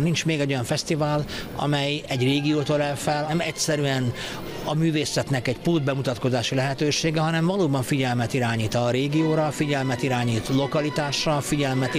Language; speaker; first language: Hungarian; native; Hungarian